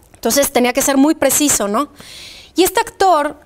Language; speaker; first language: Spanish; early bilingual, other home language; Polish